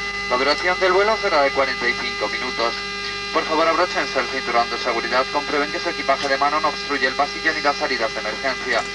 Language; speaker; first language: Spanish; native; Spanish